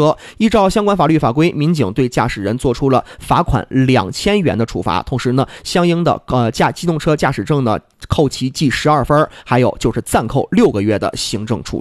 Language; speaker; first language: Chinese; native; Chinese